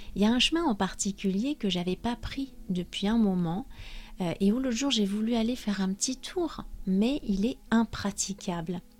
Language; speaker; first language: French; native; French